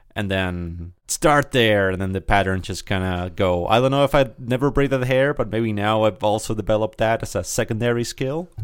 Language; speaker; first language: English; early bilingual, other home language; Spanish